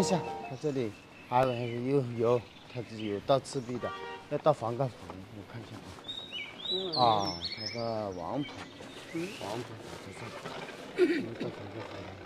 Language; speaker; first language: Chinese; native; Chinese